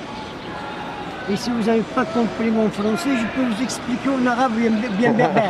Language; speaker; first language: French; non-native, local second language; Arabic